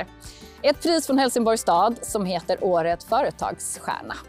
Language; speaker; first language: Swedish; native; Swedish